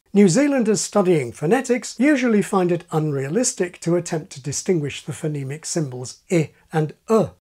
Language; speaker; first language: English; native; English